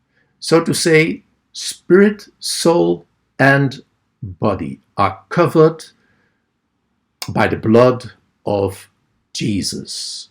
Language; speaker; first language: English; non-native, fluent; Dutch